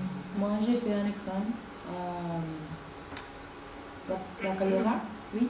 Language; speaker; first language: French; non-native, learner; Spanish